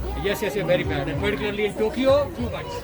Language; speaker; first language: English; non-native, learner; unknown